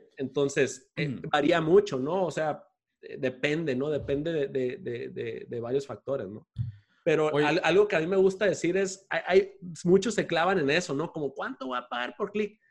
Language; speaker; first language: Spanish; native; Spanish